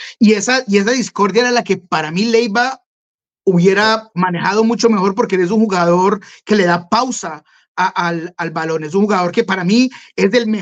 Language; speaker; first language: Spanish; native; Spanish